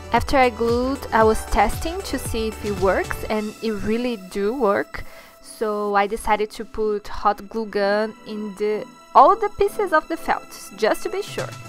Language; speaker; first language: English; non-native, learner; Portuguese